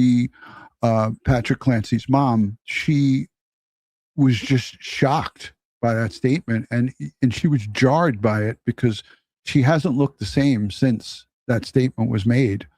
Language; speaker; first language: English; native; English